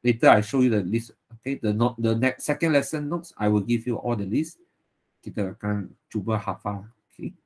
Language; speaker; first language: English; non-native, local second language; Chinese